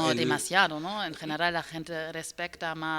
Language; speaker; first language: Spanish; non-native, learner; German